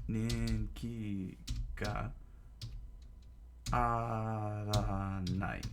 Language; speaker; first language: Japanese; non-native, learner; English